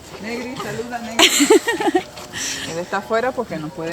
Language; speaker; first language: Spanish; native; Spanish